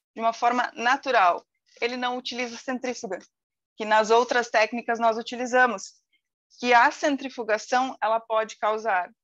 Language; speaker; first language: Portuguese; native; Portuguese